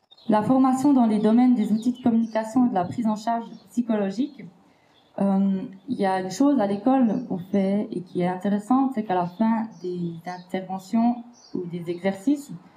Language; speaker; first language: French; native; French